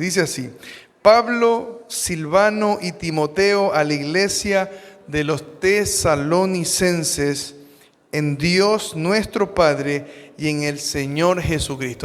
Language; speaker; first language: Spanish; native; Spanish